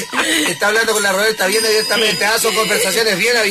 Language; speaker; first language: Spanish; native; Spanish